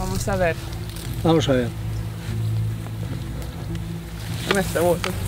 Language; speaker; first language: Spanish; native; Spanish